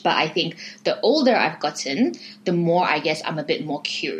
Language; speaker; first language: English; native; English